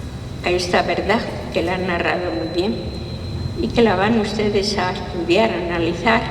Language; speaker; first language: Spanish; non-native, fluent; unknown